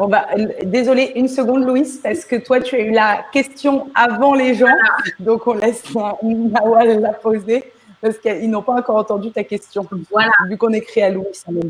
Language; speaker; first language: French; native; French